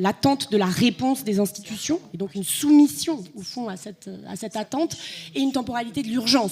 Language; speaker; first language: French; native; French